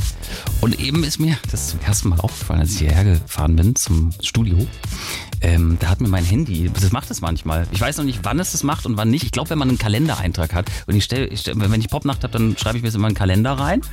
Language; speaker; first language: German; native; German